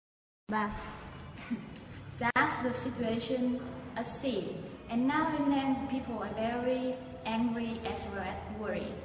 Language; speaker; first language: English; non-native, learner; Vietnamese